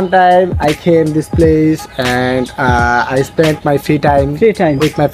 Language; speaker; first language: English; non-native, learner; Bangla